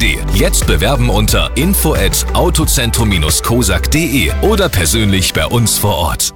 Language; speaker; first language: German; native; German